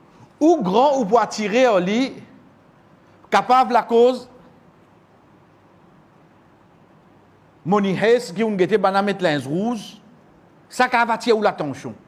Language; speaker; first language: French; non-native, local second language; Morisyen